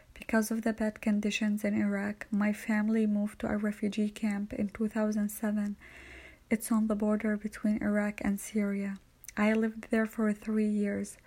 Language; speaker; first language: English; non-native, fluent; Arabic